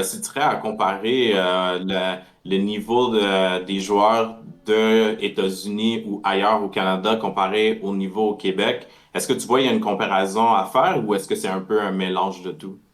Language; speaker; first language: French; native; French